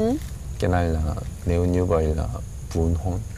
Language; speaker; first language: Vietnamese; non-native, learner; English